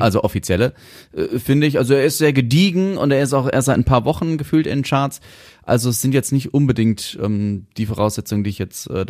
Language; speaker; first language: German; native; German